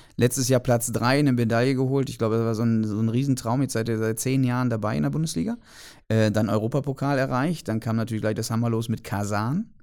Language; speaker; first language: German; native; German